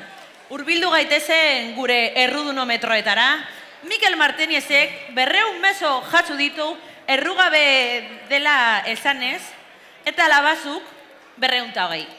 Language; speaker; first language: Basque; non-native, local second language; Spanish